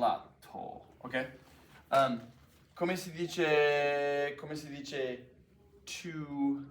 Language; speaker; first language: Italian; non-native, fluent; English